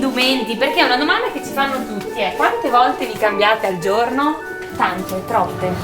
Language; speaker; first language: Italian; native; Italian